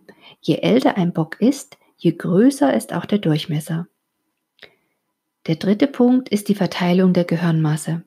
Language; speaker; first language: German; native; German